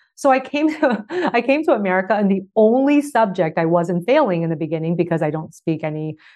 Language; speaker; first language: English; early bilingual, other home language; Chinese